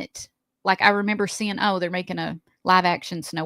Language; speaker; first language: English; native; English